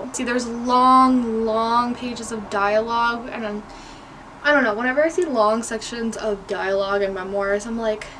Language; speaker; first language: English; native; English